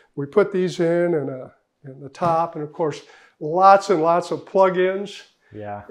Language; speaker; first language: English; native; English